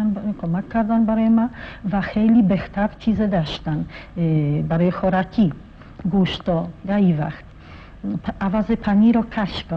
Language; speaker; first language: Persian; non-native, fluent; Polish